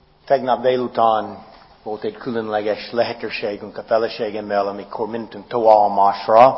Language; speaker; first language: Hungarian; non-native, fluent; English